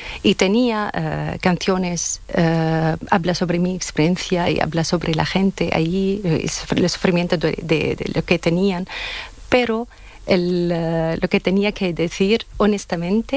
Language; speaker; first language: Spanish; non-native, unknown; Arabic